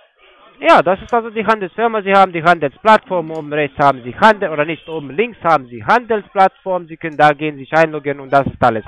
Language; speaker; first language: German; non-native, fluent; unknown